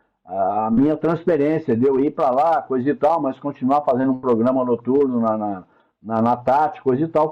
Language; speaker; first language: Portuguese; native; Portuguese